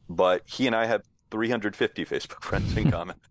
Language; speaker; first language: English; native; English